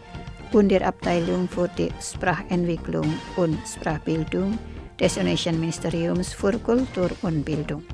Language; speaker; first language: German; non-native, fluent; Indonesian